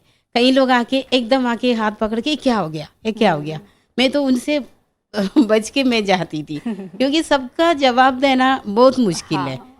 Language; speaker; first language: Hindi; non-native, local second language; Malayalam